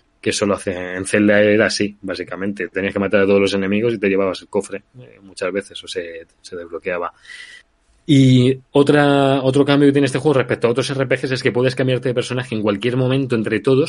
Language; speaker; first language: Spanish; native; Spanish